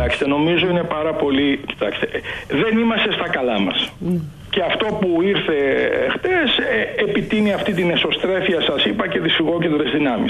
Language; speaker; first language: Greek; native; Greek